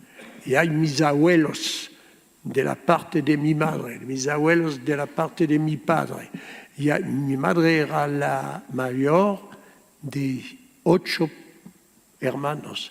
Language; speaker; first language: Spanish; early bilingual, heritage; French